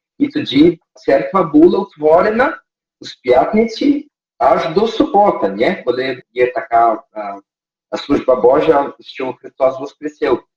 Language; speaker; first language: Ukrainian; early bilingual, heritage; Portuguese